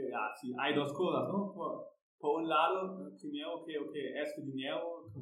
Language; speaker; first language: Spanish; non-native, learner; German